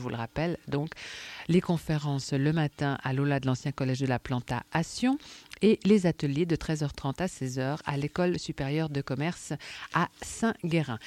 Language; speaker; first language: French; native; French